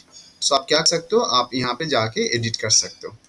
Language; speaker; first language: Hindi; non-native, local second language; Bangla